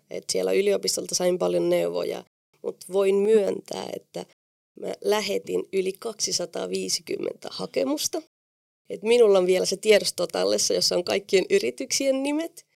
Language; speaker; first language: Finnish; non-native, fluent; Spanish